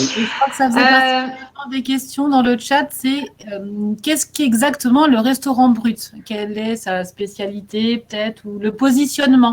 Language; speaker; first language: French; native; French